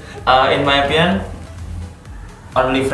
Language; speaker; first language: English; non-native, learner; Indonesian